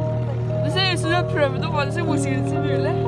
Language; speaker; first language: Norwegian; native; Norwegian